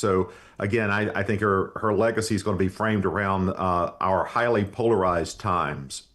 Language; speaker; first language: English; native; English